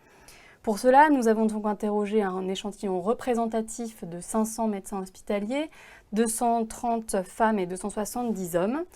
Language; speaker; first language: French; native; French